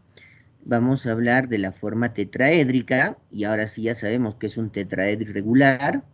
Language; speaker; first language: Spanish; native; Spanish